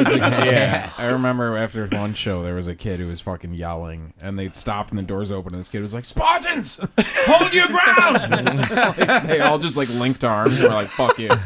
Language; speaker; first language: English; native; English